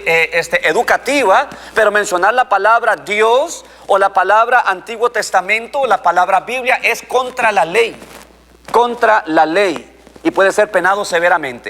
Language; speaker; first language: Spanish; native; Spanish